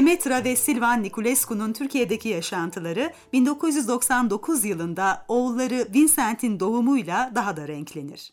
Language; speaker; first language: Turkish; native; Turkish